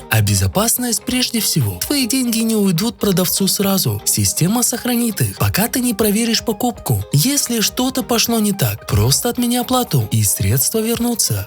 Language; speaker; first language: Russian; native; Russian